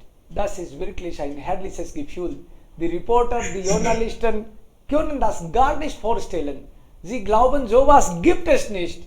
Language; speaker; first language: German; non-native, fluent; Hindi